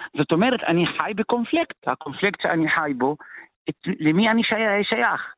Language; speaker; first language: Hebrew; non-native, local second language; Arabic